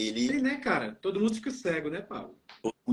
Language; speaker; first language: Portuguese; native; Portuguese